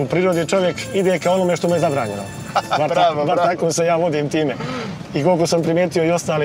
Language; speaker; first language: Croatian; native; Croatian